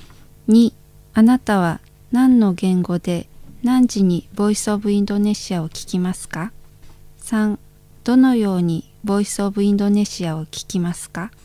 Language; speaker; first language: Japanese; non-native, learner; Indonesian